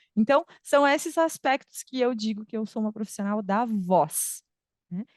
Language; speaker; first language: Portuguese; native; Portuguese